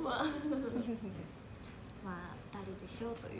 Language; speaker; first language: Japanese; native; Japanese